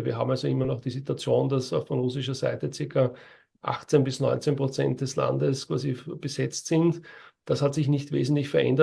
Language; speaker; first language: German; native; German